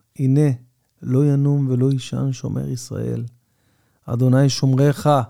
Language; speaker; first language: Hebrew; native; Hebrew